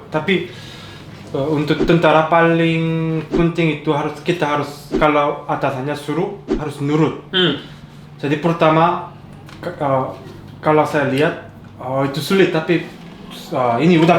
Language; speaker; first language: Indonesian; non-native, learner; Korean